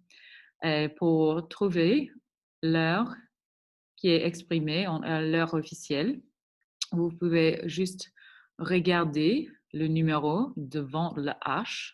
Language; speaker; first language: French; non-native, fluent; English